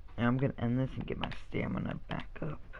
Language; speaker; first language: English; native; English